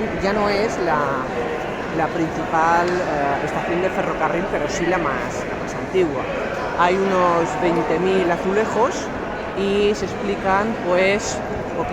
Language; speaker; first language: Spanish; native; Spanish